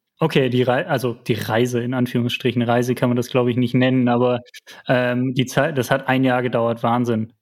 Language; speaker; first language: German; native; German